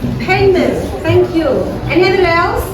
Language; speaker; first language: English; non-native, fluent; Indonesian